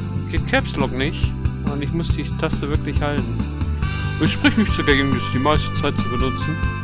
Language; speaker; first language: German; native; German